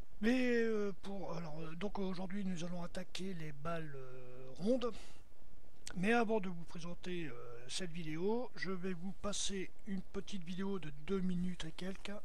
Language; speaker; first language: French; native; French